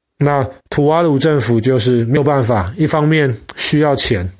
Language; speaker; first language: Chinese; native; Chinese